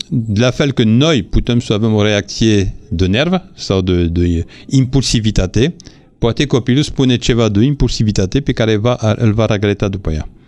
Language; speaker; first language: Romanian; non-native, fluent; French